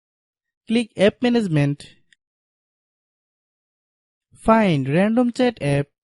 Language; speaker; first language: English; non-native, fluent; Bangla